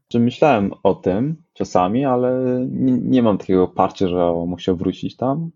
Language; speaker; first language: Polish; early bilingual, other home language; Mongolian